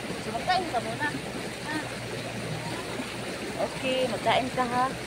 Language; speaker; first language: Filipino; non-native, local second language; Cebuano